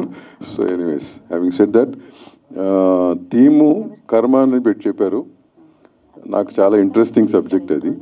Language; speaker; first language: Telugu; native; Telugu